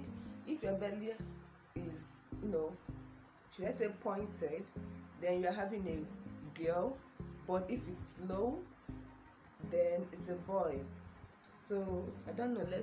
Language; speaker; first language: English; non-native, local second language; Igbo